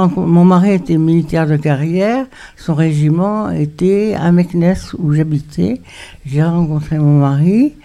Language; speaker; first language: French; native; French